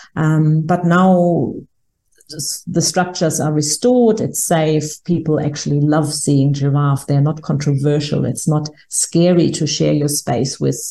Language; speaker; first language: English; non-native, fluent; German